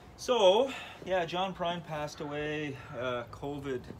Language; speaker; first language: English; native; English